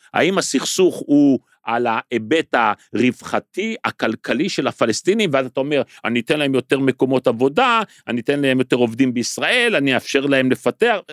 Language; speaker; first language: Hebrew; native; Hebrew